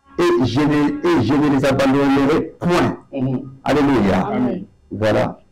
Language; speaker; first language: French; non-native, local second language; Lingala